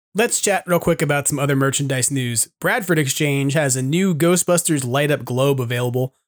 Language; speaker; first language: English; native; English